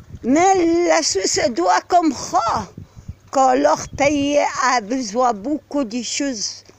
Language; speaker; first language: French; non-native, learner; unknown